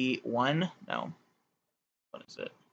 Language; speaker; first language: English; native; English